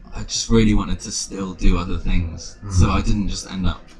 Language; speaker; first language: English; native; English